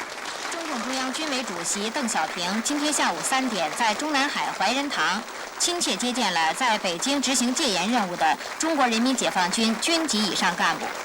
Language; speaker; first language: Chinese; native; Chinese